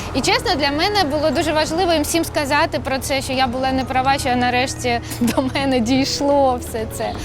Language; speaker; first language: Ukrainian; non-native, local second language; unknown